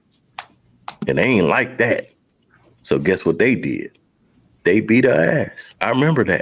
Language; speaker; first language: English; native; English